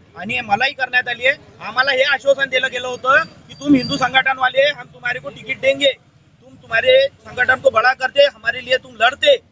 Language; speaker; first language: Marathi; non-native, local second language; Hindi